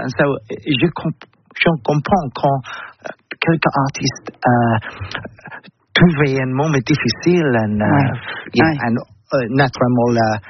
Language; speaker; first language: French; non-native, learner; English